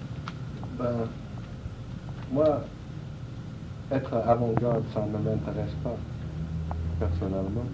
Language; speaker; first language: French; non-native, fluent; English